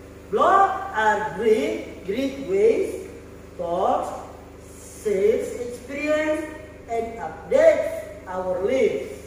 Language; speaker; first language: English; non-native, fluent; Indonesian